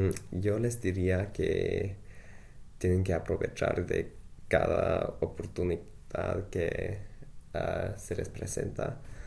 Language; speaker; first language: Spanish; non-native, fluent; English